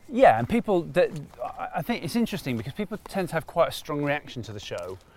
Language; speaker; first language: English; native; English